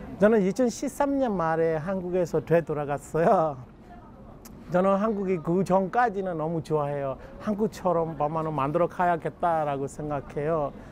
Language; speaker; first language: Korean; non-native, fluent; Burmese